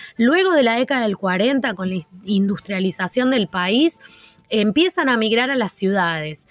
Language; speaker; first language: Spanish; native; Spanish